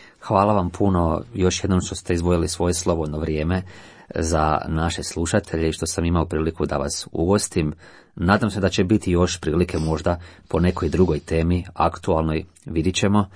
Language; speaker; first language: Croatian; native; Croatian